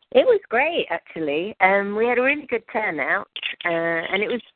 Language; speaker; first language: English; native; English